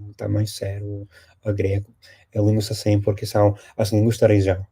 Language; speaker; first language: Portuguese; non-native, fluent; English